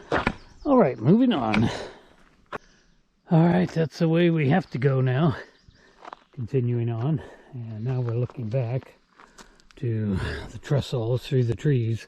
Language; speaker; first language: English; native; English